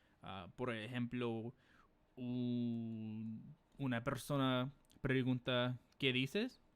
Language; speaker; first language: Spanish; non-native, fluent; English